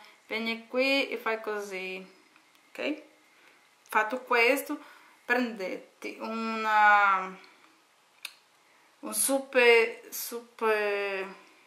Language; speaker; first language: Italian; non-native, learner; Portuguese